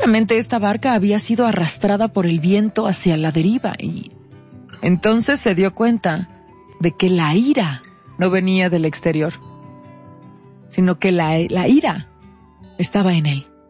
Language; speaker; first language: Spanish; native; Spanish